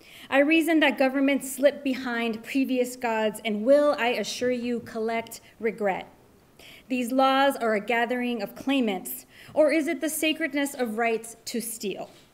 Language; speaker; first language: English; early bilingual, other home language; Spanish